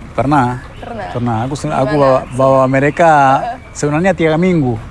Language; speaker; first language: Indonesian; non-native, fluent; Spanish